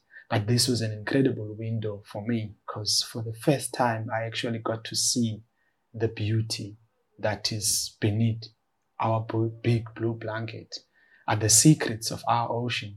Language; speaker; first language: English; non-native, local second language; Xhosa